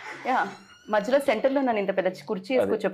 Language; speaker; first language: Telugu; native; Telugu